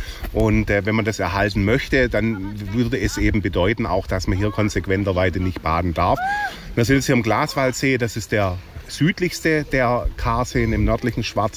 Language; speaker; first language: German; native; German